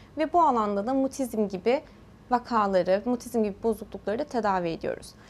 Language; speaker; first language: Turkish; early bilingual, heritage; Turkish